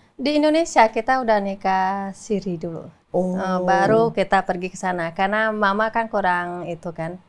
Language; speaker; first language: Indonesian; native; Indonesian